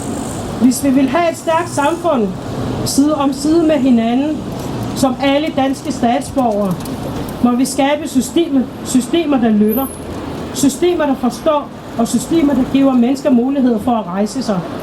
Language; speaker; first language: Danish; non-native, local second language; Kalaallisut